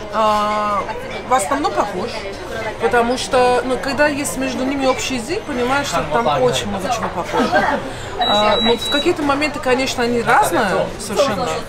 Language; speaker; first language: Russian; non-native, fluent; Persian